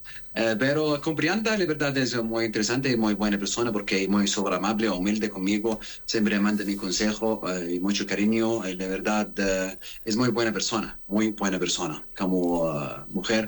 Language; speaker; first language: Spanish; non-native, learner; Arabic